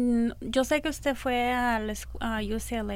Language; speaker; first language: Spanish; early bilingual, other home language; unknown